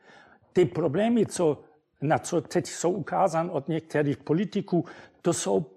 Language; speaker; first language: Czech; non-native, fluent; German